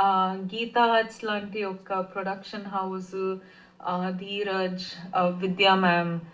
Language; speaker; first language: Telugu; non-native, fluent; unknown